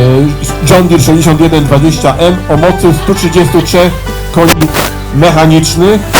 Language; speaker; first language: Polish; native; Polish